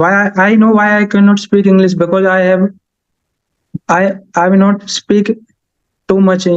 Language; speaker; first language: English; non-native, learner; Haryanvi